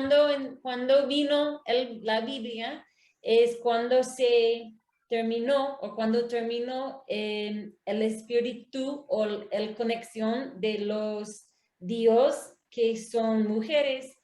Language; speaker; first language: Spanish; non-native, learner; English